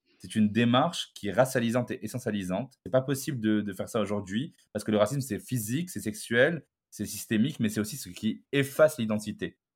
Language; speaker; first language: French; non-native, local second language; Arabic